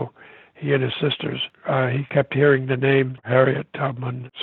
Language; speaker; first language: English; native; English